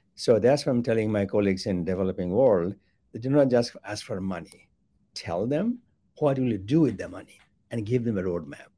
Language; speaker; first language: English; non-native, local second language; Bangla